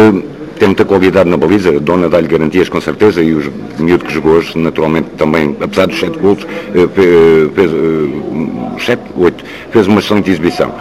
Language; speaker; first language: Portuguese; native; Portuguese